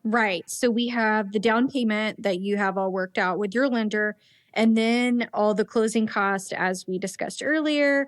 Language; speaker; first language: English; native; English